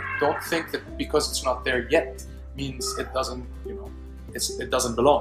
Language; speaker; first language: English; non-native, local second language; Arabic